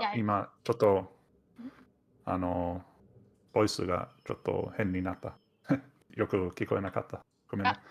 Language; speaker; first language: Japanese; non-native, fluent; Danish